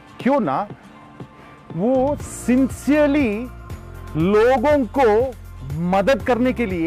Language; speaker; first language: Hindi; non-native, local second language; Tamil